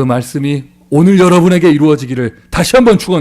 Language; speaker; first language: Korean; native; Korean